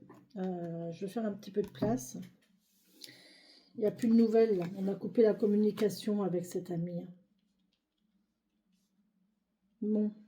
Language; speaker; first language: French; native; French